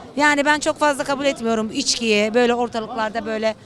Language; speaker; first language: Turkish; non-native, fluent; Persian